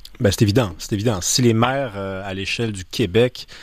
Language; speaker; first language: French; native; French